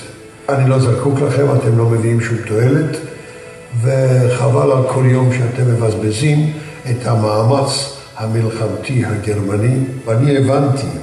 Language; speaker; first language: Hebrew; early bilingual, other home language; Yiddish